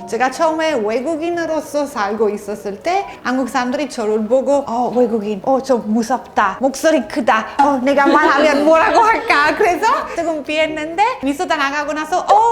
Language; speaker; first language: Korean; non-native, fluent; Italian